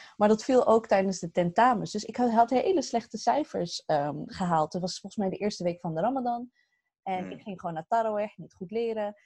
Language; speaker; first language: Dutch; early bilingual, other home language; Arabic